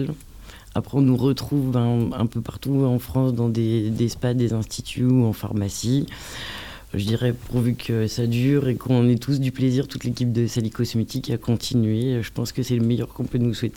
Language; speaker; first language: French; native; French